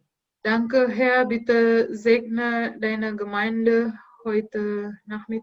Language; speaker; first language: German; non-native, learner; Indonesian